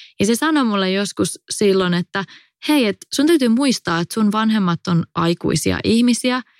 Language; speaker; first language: Finnish; native; Finnish